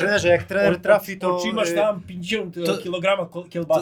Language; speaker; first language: Polish; non-native, learner; Croatian